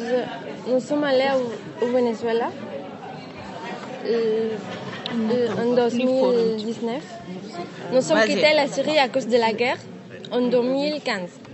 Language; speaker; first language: French; non-native, learner; Arabic